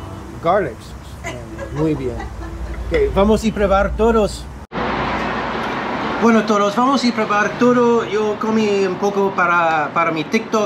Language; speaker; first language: Spanish; non-native, learner; English